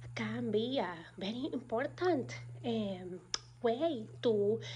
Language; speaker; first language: English; non-native, fluent; Spanish